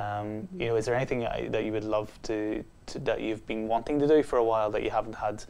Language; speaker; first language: English; native; English